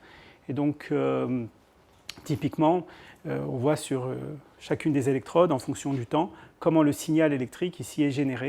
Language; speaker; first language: French; native; French